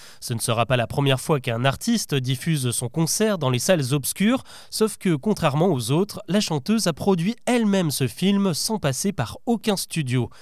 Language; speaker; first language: French; native; French